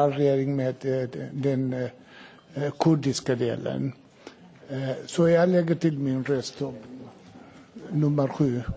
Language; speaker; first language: Swedish; non-native, fluent; Kurdish